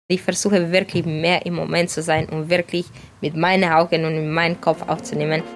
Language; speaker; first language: German; non-native, fluent; Romanian